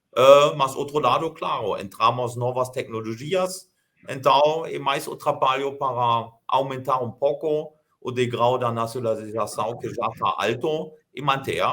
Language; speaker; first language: Portuguese; non-native, fluent; German